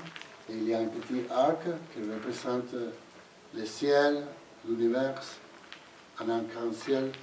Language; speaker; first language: French; non-native, fluent; Spanish